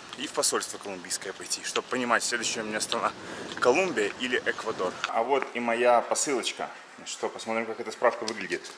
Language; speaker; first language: Russian; native; Russian